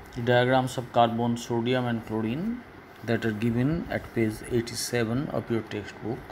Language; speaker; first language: English; non-native, local second language; Bangla